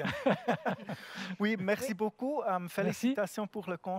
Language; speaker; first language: French; non-native, learner; German